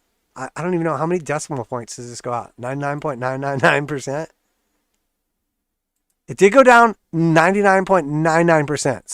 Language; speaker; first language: English; native; English